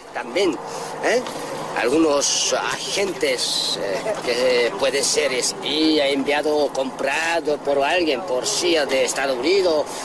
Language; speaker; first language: Spanish; non-native, fluent; Korean